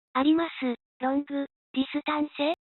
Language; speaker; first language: Japanese; non-native, learner; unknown